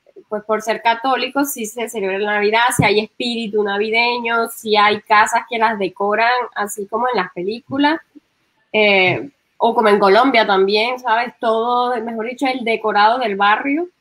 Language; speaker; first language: Spanish; native; Spanish